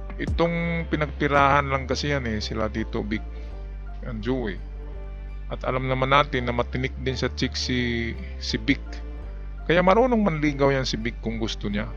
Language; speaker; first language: Filipino; native; Filipino